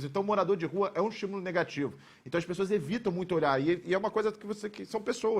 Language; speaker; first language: Portuguese; native; Portuguese